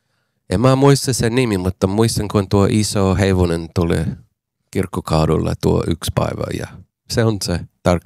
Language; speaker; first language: Finnish; non-native, learner; English